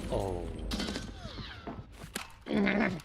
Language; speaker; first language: Japanese; non-native, learner; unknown